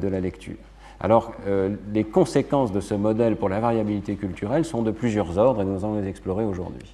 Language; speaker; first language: French; native; French